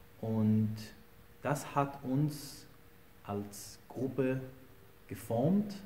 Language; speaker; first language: German; non-native, fluent; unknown